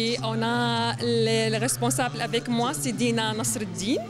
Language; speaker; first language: French; non-native, learner; Arabic